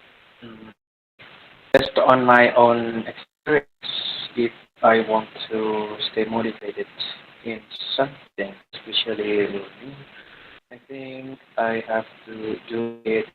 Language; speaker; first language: English; non-native, fluent; Indonesian